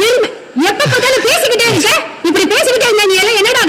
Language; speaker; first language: Tamil; native; Tamil